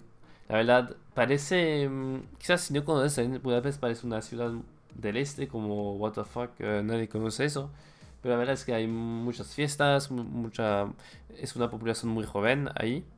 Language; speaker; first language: Spanish; non-native, fluent; French